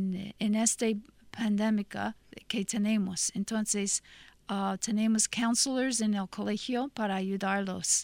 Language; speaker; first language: Spanish; non-native, fluent; English